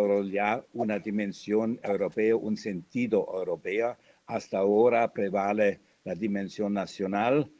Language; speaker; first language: Spanish; non-native, fluent; German